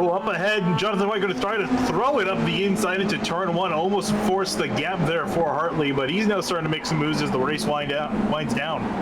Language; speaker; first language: English; native; English